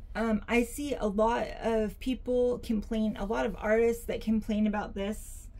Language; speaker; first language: English; native; English